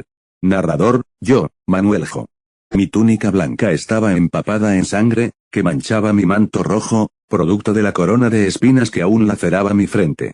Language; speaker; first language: Spanish; native; Spanish